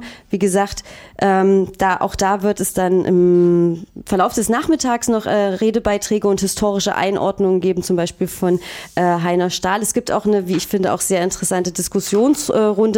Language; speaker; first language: German; native; German